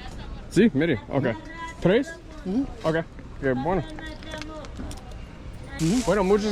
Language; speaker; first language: Spanish; non-native, learner; English